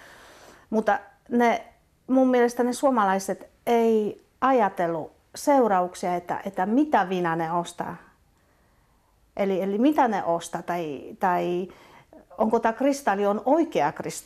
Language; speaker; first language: Finnish; non-native, fluent; Polish